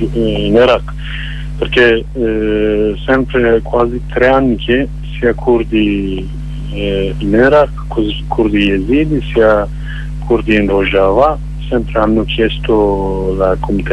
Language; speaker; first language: Italian; non-native, learner; Kurdish